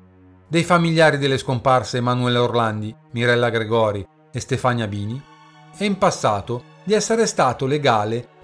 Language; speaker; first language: Italian; native; Italian